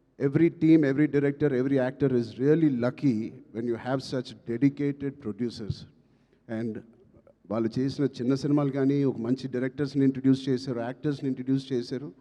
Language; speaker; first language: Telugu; native; Telugu